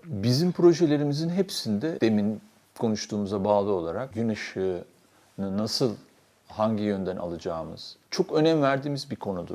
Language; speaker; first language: Turkish; native; Turkish